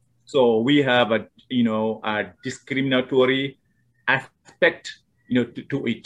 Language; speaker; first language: English; non-native, fluent; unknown